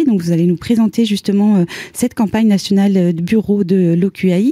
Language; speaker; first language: French; native; French